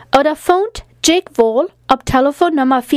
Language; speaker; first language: German; non-native, learner; Plautdietsch